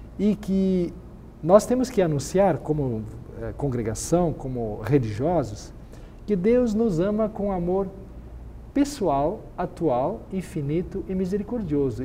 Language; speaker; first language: Portuguese; native; Portuguese